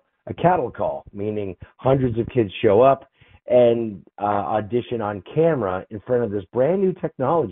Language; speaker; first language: English; native; English